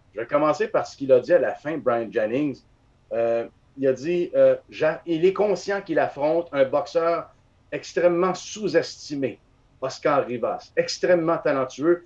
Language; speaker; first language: French; native; French